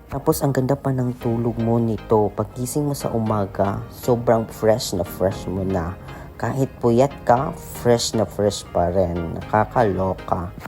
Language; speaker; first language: Filipino; non-native, local second language; Cebuano